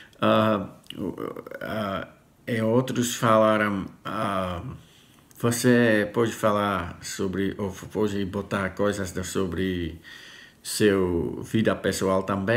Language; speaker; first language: Portuguese; non-native, learner; Dutch